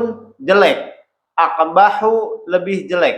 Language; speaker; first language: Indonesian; native; Indonesian